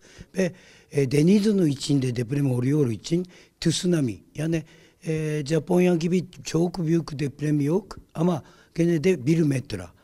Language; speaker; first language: Turkish; non-native, learner; Japanese